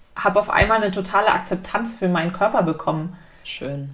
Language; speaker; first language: German; native; German